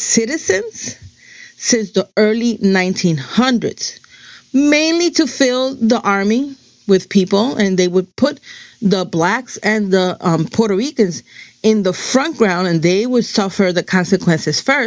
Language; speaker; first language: English; early bilingual, other home language; Spanish